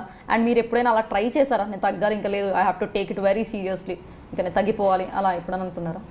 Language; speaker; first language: Telugu; native; Telugu